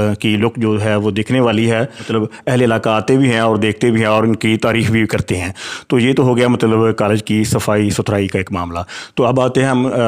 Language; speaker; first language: Urdu; non-native, local second language; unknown